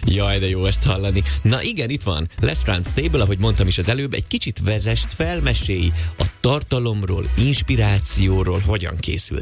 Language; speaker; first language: Hungarian; native; Hungarian